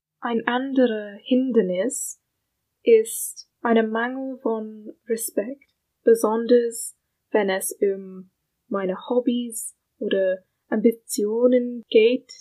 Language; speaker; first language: German; non-native, learner; English